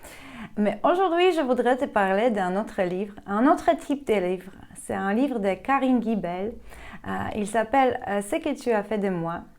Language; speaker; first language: French; non-native, fluent; Polish